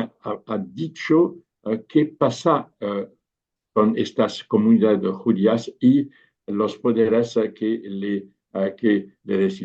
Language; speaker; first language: Spanish; non-native, fluent; French